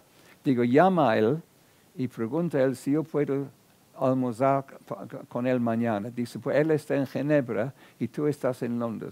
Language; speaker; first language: Spanish; non-native, fluent; English